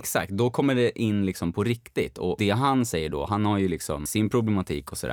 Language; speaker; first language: Swedish; native; Swedish